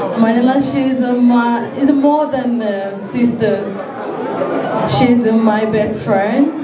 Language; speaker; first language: English; non-native, learner; Portuguese